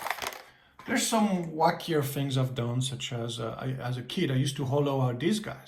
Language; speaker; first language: English; native; English